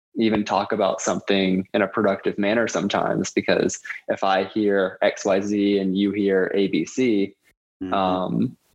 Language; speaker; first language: English; native; English